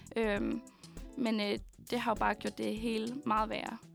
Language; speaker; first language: Danish; native; Danish